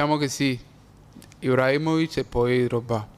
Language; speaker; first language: Italian; non-native, fluent; Spanish